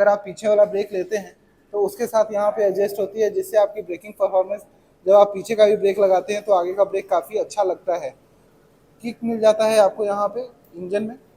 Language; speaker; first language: Hindi; native; Hindi